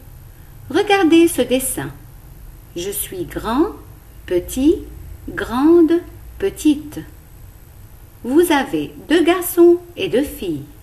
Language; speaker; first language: French; non-native, local second language; Arabic